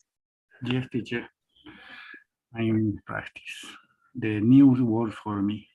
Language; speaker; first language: English; non-native, learner; Spanish